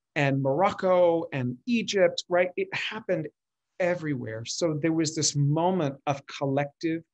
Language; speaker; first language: English; early bilingual, other home language; Spanish